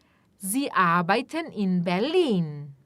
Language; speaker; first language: German; non-native, fluent; Portuguese